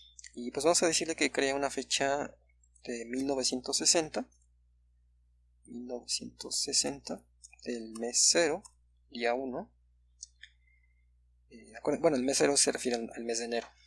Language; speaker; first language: Spanish; native; Spanish